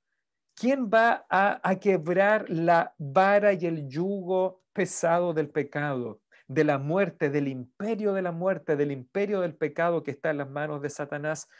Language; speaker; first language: Spanish; native; Spanish